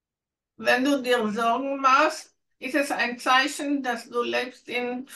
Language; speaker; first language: German; non-native, learner; Hebrew